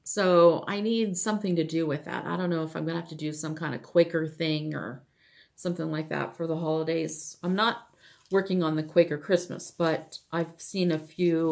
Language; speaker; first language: English; native; English